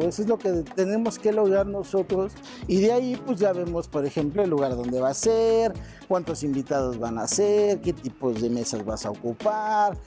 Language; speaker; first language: Spanish; native; Spanish